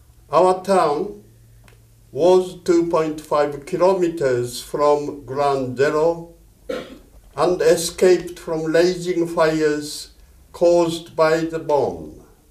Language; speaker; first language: English; non-native, fluent; Japanese